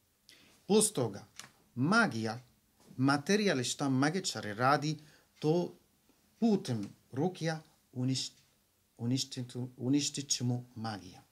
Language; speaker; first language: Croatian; non-native, learner; Arabic